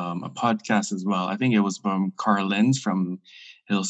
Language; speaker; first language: English; non-native, local second language; Filipino